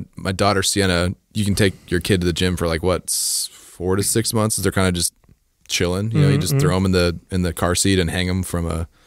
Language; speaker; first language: English; native; English